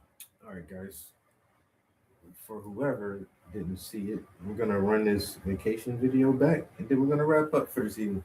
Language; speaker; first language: English; native; English